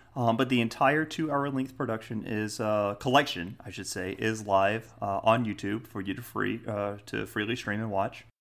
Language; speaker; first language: English; native; English